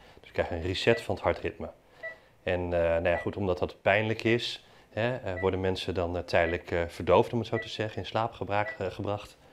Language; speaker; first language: Dutch; native; Dutch